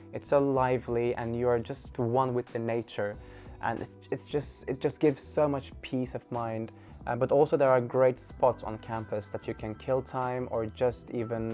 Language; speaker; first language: English; non-native, fluent; Turkish